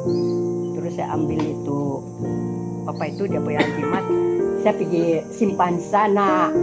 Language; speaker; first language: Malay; non-native, local second language; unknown